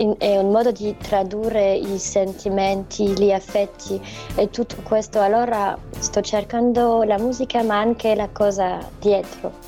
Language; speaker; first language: Italian; non-native, fluent; French